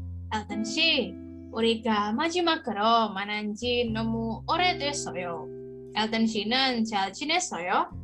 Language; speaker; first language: Korean; non-native, learner; Indonesian